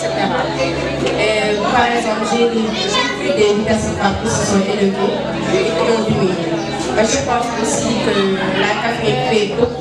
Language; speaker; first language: French; non-native, learner; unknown